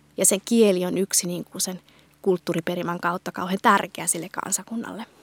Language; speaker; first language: Finnish; early bilingual, other home language; Bangla